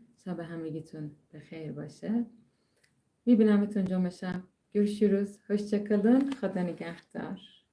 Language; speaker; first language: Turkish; non-native, fluent; Persian